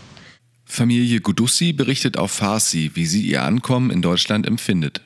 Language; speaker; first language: German; native; German